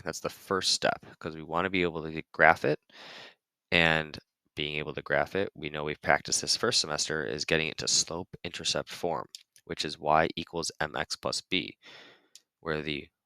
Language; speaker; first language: English; native; English